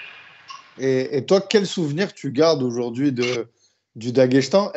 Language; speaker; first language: French; native; French